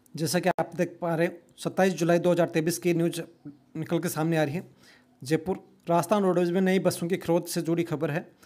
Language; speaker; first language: Hindi; native; Hindi